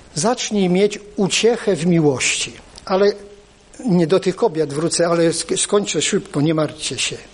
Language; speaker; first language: Polish; native; Polish